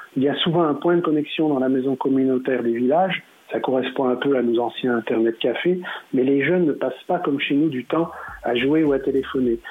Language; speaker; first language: French; native; French